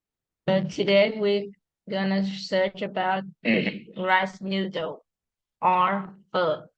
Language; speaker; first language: English; non-native, learner; Vietnamese